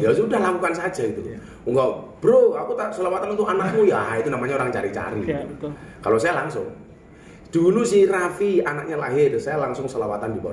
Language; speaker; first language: Indonesian; native; Indonesian